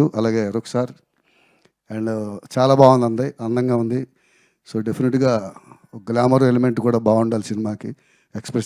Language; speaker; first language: Telugu; native; Telugu